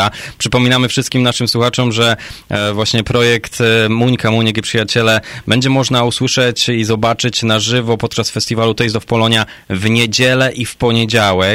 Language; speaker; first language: Polish; native; Polish